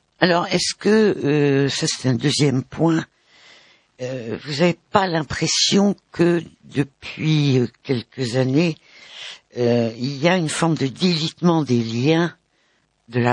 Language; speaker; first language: French; native; French